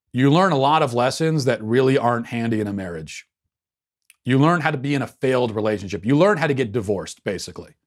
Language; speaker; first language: English; native; English